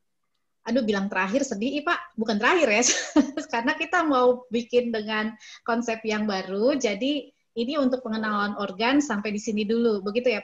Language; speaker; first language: Indonesian; native; Indonesian